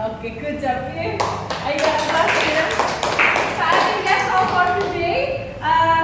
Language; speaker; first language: English; non-native, fluent; Indonesian